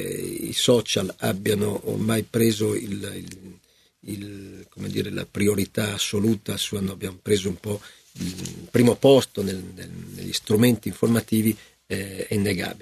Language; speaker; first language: Italian; native; Italian